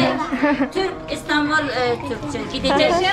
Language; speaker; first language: Turkish; non-native, fluent; Turkmen